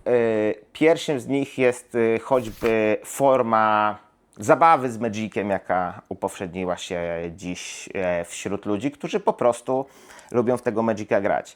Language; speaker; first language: Polish; native; Polish